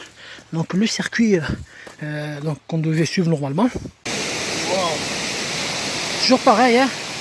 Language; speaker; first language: French; native; French